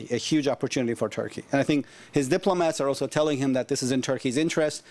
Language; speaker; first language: English; non-native, fluent; Turkish